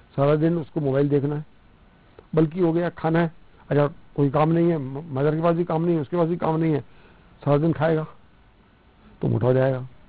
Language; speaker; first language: Hindi; non-native, local second language; Punjabi